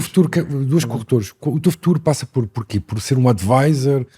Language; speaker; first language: Portuguese; native; Portuguese